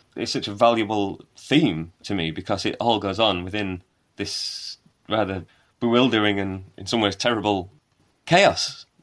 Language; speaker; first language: English; native; English